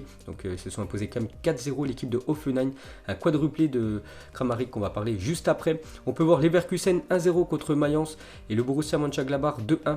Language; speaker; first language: French; native; French